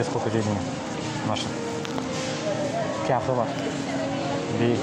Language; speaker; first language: Russian; non-native, learner; Azerbaijani